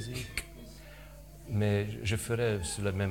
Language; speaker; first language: French; non-native, fluent; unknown